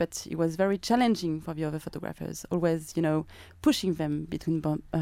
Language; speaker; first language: English; non-native, fluent; French